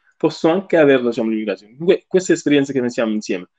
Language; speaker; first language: Italian; non-native, fluent; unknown